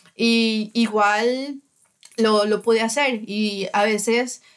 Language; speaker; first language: Spanish; native; Spanish